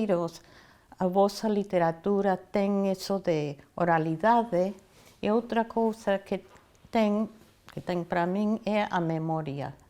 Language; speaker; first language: Galician; non-native, fluent; English